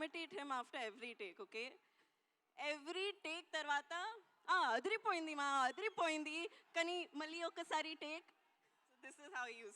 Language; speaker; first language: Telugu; non-native, learner; Hindi